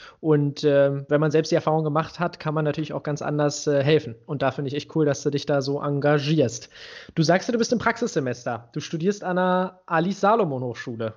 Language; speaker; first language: German; native; German